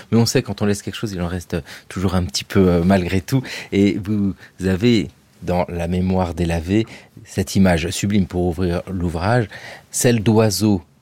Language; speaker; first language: French; native; French